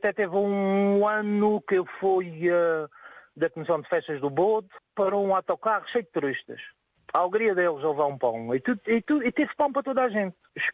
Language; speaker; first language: Portuguese; native; Portuguese